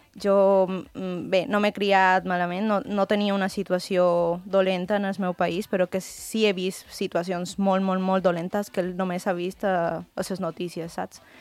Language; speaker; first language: Catalan; early bilingual, other home language; Spanish